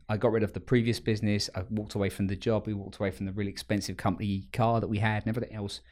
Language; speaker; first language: English; native; English